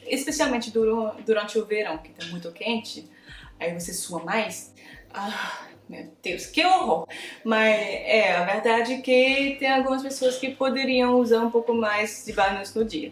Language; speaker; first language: Portuguese; non-native, fluent; French